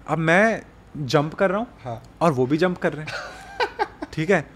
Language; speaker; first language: Hindi; native; Hindi